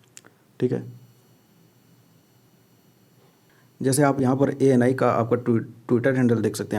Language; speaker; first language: Hindi; native; Hindi